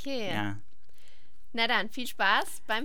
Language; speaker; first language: German; native; German